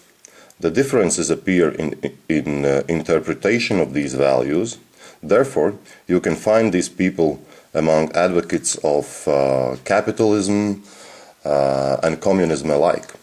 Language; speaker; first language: English; non-native, fluent; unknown